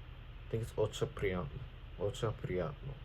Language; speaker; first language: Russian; non-native, learner; English